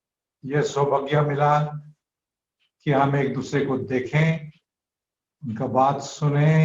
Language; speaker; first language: Hindi; native; Hindi